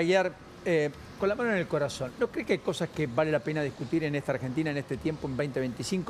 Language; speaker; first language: Spanish; native; Spanish